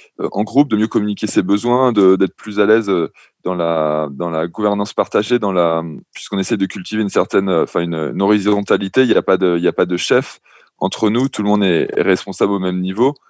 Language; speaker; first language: French; native; French